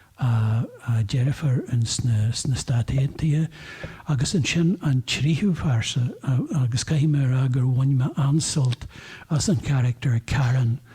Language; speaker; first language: Irish; native; Irish